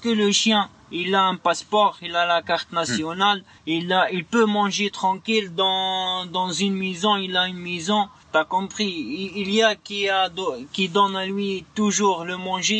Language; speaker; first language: French; non-native, learner; Arabic